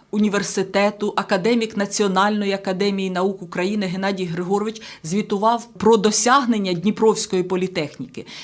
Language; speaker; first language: Ukrainian; native; Ukrainian